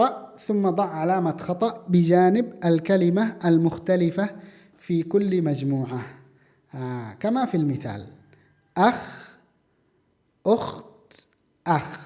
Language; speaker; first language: Arabic; non-native, fluent; Indonesian